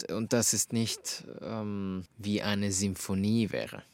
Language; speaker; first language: German; non-native, fluent; Finnish